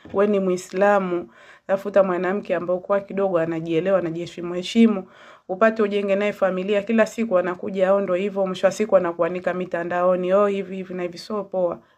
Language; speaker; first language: Swahili; native; Swahili